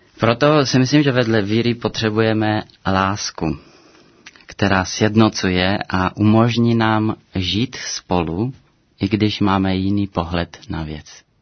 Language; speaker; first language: Czech; non-native, fluent; Romanian